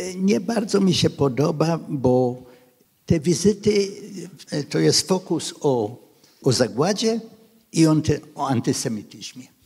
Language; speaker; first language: Polish; non-native, local second language; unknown